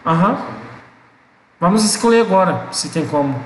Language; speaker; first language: Portuguese; non-native, learner; English